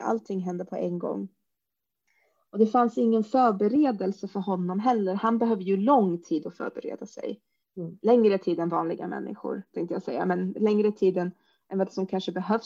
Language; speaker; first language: Swedish; early bilingual, other home language; Arabic